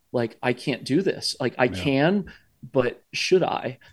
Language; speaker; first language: English; native; English